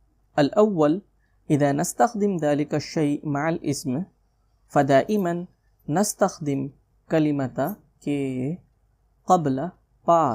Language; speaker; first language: Arabic; non-native, fluent; Urdu